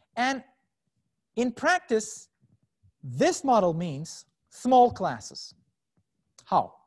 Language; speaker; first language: English; non-native, fluent; Turkish